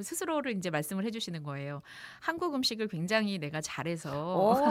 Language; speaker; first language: Korean; native; Korean